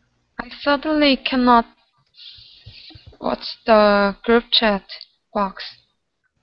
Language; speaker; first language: English; non-native, learner; Korean